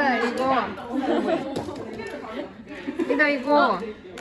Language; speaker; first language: Korean; non-native, learner; Russian